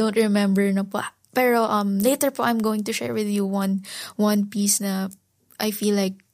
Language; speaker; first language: English; non-native, local second language; Filipino